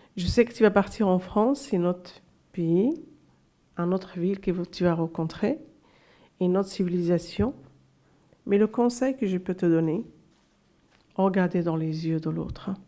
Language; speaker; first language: French; non-native, local second language; Arabic